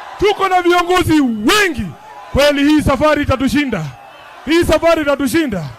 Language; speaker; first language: Swahili; non-native, local second language; Luyia